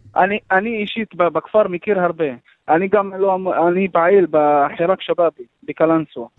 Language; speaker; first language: Hebrew; non-native, local second language; Arabic